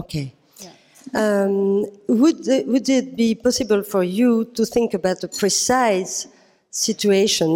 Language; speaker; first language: English; non-native, fluent; French